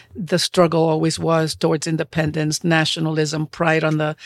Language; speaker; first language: English; non-native, fluent; Spanish